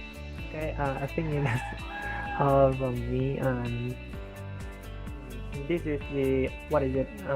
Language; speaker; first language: English; non-native, learner; Indonesian